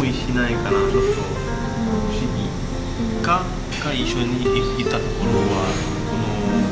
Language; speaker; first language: Japanese; non-native, learner; French